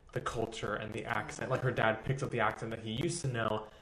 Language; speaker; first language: English; early bilingual, other home language; Spanish